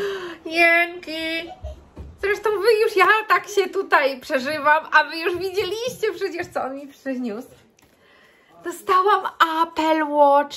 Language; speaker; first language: Polish; native; Polish